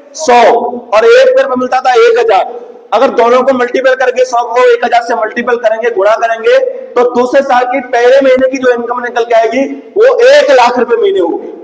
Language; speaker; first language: Hindi; native; Hindi